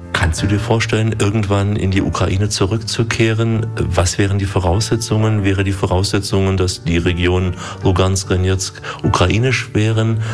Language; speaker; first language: German; native; German